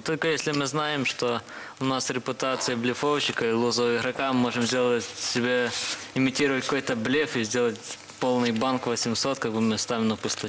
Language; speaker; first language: Russian; native; Russian